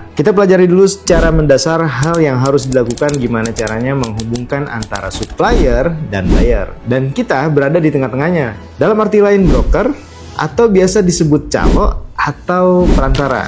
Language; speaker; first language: Indonesian; native; Indonesian